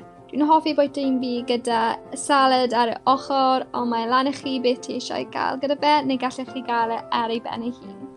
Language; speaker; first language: Welsh; non-native, local second language; English